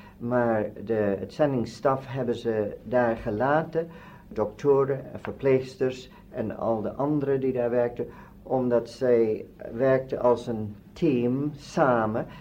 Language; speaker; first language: Dutch; native; Dutch